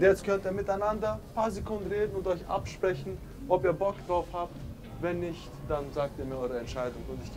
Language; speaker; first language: German; native; German